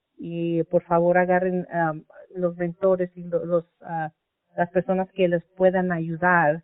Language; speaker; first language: Spanish; early bilingual, heritage; Spanish